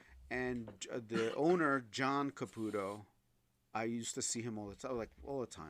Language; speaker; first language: English; native; English